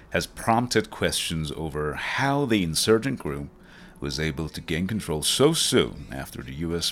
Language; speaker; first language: English; non-native, fluent; Persian